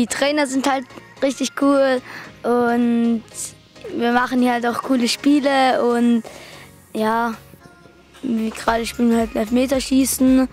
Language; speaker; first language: German; native; German